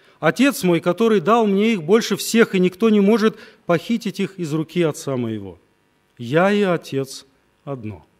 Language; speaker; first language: Russian; native; Russian